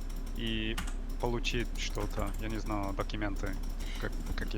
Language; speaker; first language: Russian; non-native, learner; English